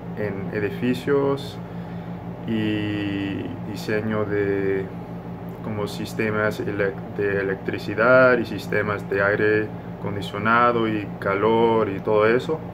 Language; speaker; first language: Spanish; non-native, learner; English